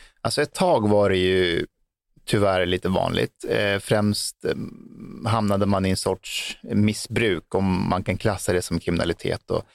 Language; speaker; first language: Swedish; early bilingual, other home language; Persian